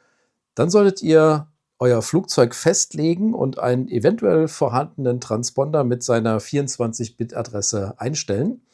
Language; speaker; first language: German; native; German